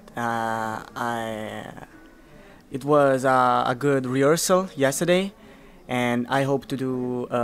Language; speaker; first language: English; non-native, learner; Italian